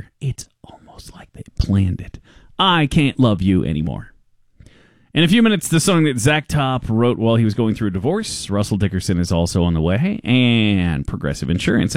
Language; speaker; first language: English; native; English